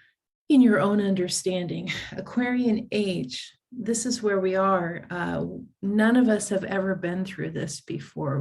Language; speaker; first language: English; native; English